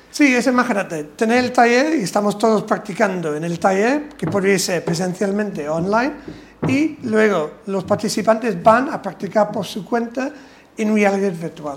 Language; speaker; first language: Spanish; non-native, fluent; English